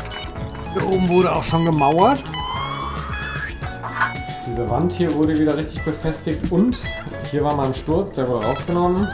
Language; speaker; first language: German; native; German